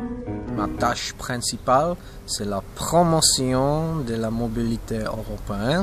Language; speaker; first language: French; non-native, fluent; Czech